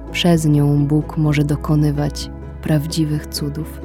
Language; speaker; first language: Polish; native; Polish